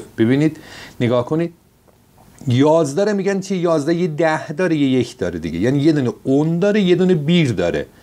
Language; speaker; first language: Persian; non-native, local second language; Azerbaijani